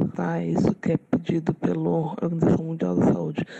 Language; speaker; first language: Portuguese; native; Portuguese